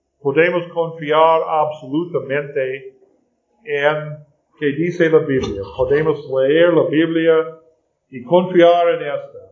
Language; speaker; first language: Spanish; non-native, learner; English